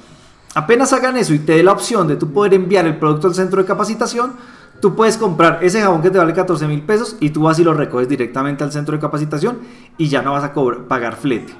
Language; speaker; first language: Spanish; native; Spanish